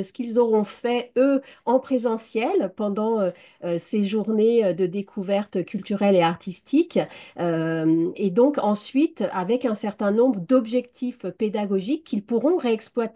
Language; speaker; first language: French; native; French